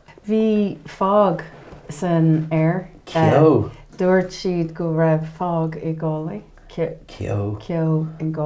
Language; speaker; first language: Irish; non-native, learner; English